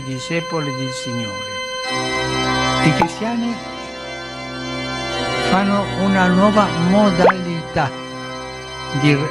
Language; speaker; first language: Italian; non-native, fluent; Spanish